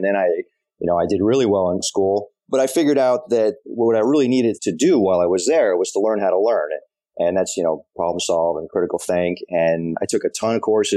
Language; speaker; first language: English; native; English